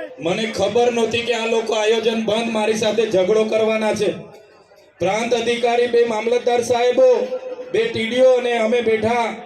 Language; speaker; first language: Gujarati; non-native, local second language; Vasavi